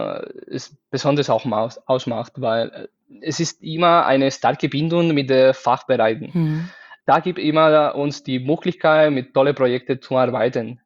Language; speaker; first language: German; non-native, fluent; Spanish